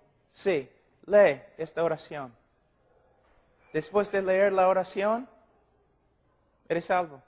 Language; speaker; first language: Spanish; non-native, fluent; English